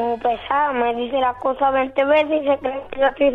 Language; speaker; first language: Spanish; native; Spanish